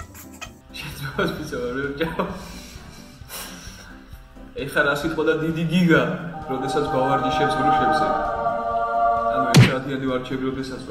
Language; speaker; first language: Georgian; native; Georgian